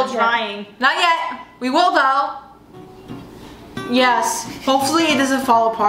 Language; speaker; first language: English; native; English